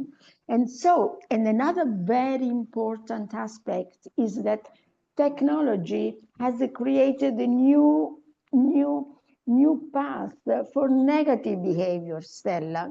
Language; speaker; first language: English; non-native, fluent; Italian